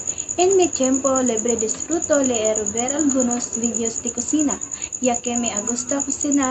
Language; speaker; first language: Spanish; non-native, learner; Cebuano